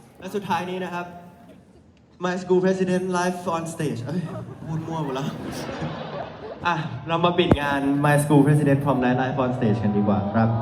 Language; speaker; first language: Thai; native; Thai